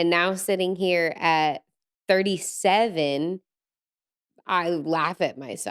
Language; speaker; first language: English; native; English